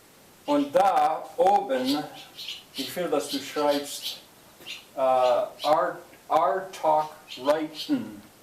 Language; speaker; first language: German; non-native, learner; English